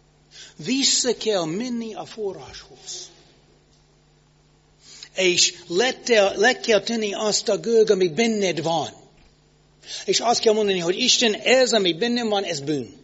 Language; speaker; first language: Hungarian; non-native, fluent; English